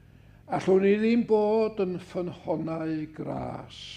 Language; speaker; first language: Welsh; native; Welsh